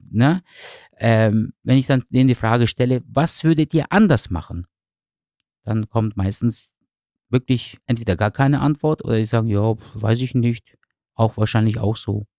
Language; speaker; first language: German; early bilingual, other home language; Turkish